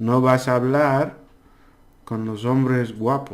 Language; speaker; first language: Spanish; non-native, learner; English